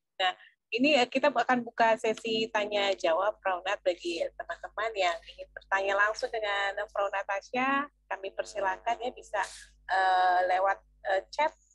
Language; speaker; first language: Indonesian; native; Indonesian